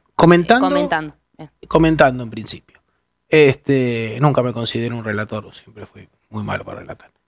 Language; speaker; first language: Spanish; native; Spanish